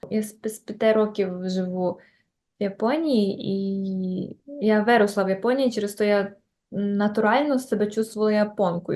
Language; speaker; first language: Ukrainian; early bilingual, heritage; Ukrainian